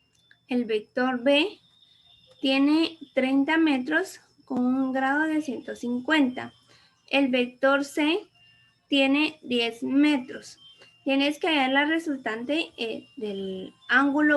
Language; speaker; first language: Spanish; native; Spanish